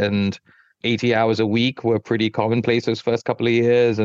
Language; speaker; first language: English; non-native, local second language; Yoruba